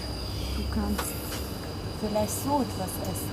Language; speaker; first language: German; non-native, learner; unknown